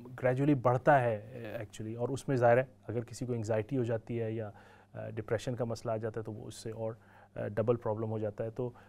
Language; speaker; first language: Urdu; native; Urdu